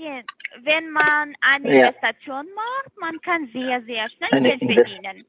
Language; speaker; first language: German; non-native, learner; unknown